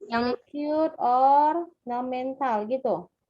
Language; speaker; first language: English; non-native, fluent; Indonesian